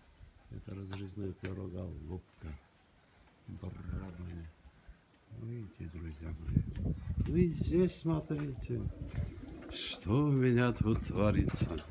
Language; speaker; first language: Russian; native; Russian